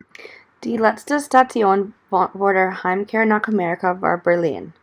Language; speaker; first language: German; non-native, learner; English